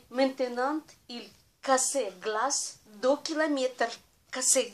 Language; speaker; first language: French; non-native, learner; Russian